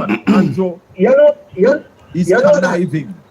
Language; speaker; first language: English; native; English